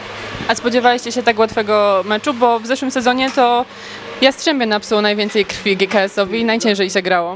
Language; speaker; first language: Polish; native; Polish